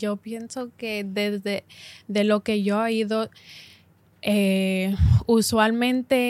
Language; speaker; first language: Spanish; early bilingual, heritage; Spanish